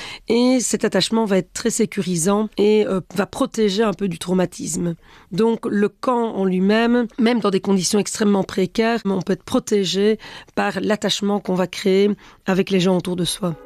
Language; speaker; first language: French; native; French